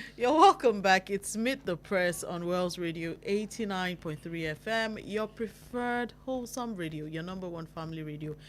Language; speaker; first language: English; non-native, local second language; Yoruba